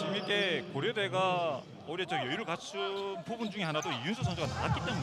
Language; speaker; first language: Korean; native; Korean